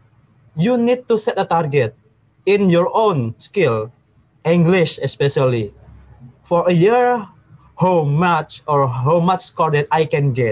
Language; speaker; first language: English; non-native, learner; Indonesian